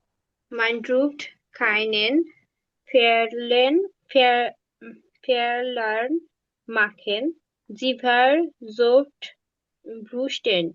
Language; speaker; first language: German; non-native, learner; Bangla